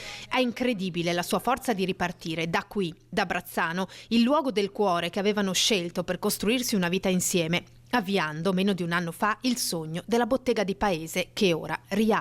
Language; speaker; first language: Italian; native; Italian